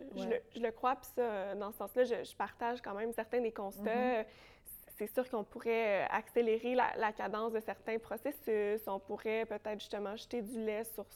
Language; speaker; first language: French; native; French